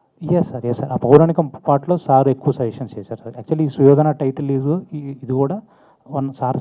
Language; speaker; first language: Telugu; native; Telugu